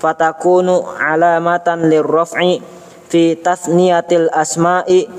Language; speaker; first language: Arabic; non-native, learner; Indonesian